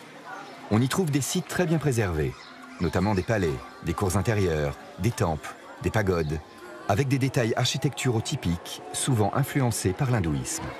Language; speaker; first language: French; native; French